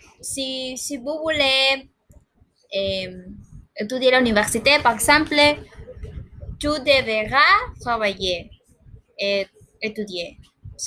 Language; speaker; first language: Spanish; non-native, learner; French